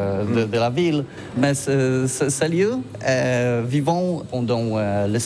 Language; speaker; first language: French; non-native, learner; Polish